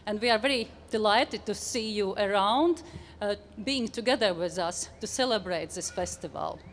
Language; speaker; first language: English; non-native, fluent; Latvian